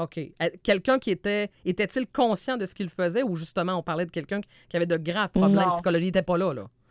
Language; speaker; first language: French; native; French